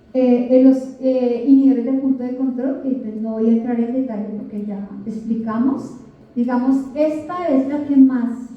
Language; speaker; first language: Spanish; native; Spanish